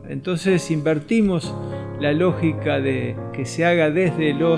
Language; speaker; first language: Spanish; native; Spanish